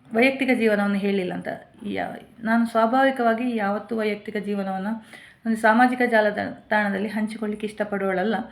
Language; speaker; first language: Kannada; non-native, local second language; Tulu